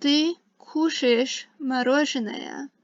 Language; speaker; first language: Russian; non-native, fluent; English